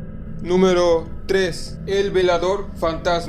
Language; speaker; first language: Spanish; native; Spanish